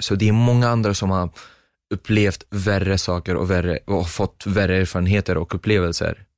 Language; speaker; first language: Swedish; non-native, fluent; Arabic